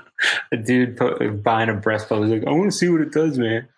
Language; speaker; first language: English; native; English